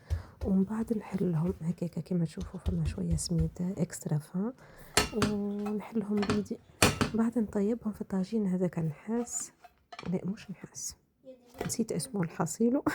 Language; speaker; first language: Arabic; native; Arabic